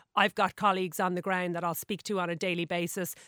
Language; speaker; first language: English; native; English